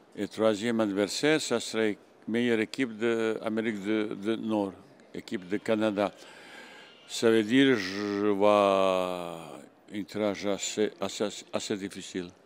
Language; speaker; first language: French; non-native, fluent; Bosnian